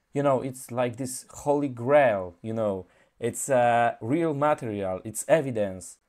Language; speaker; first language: English; non-native, fluent; Polish